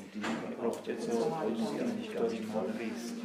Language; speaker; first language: Slovak; non-native, learner; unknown